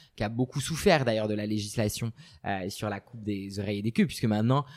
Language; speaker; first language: French; native; French